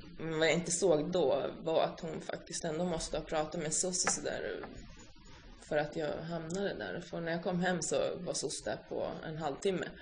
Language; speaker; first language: Swedish; early bilingual, other home language; Finnish